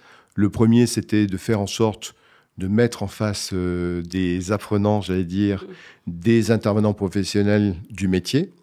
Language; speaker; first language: French; native; French